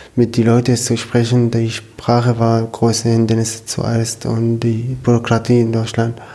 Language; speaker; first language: German; non-native, fluent; Arabic